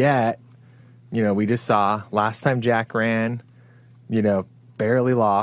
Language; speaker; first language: English; native; English